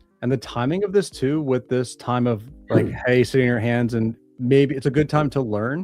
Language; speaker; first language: English; native; English